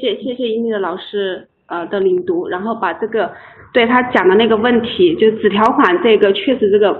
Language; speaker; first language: Chinese; native; Chinese